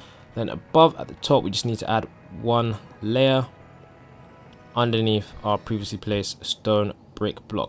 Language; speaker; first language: English; native; English